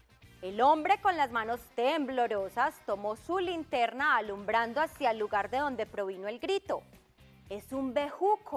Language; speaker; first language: Spanish; native; Spanish